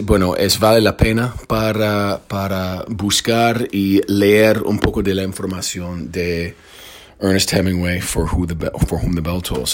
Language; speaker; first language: Spanish; non-native, fluent; English